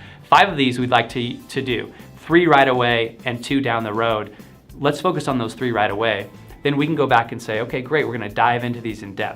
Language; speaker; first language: English; native; English